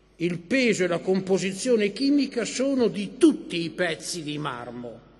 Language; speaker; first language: Italian; native; Italian